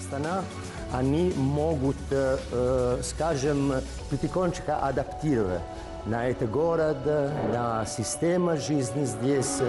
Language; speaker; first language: Russian; non-native, learner; Italian